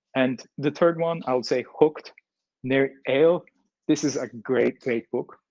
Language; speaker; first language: English; non-native, fluent; Turkish